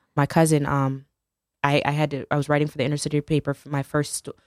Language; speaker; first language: English; native; English